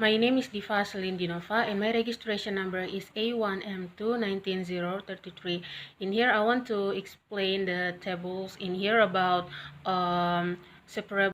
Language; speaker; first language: English; non-native, learner; Indonesian